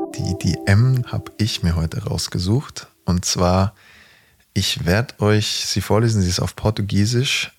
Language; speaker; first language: German; native; German